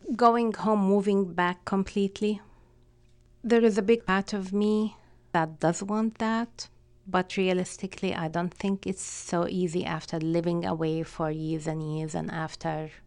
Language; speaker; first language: English; non-native, fluent; Arabic